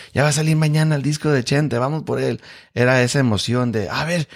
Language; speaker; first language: Spanish; early bilingual, heritage; Spanish